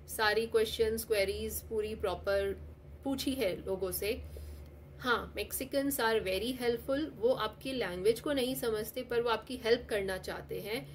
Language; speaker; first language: Hindi; non-native, local second language; Telugu